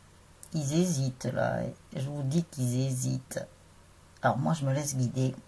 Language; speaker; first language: French; native; French